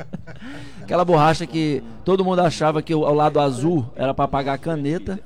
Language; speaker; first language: Portuguese; native; Portuguese